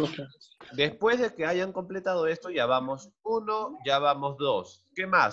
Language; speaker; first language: Spanish; native; Spanish